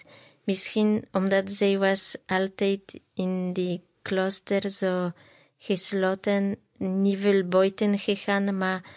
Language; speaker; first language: Dutch; non-native, learner; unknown